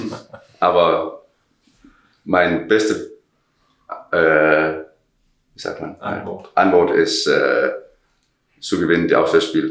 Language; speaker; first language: German; non-native, learner; Danish